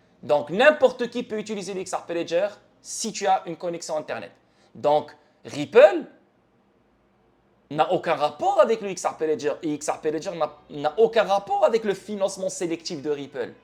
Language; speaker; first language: French; native; French